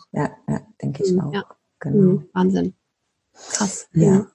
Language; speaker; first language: German; native; German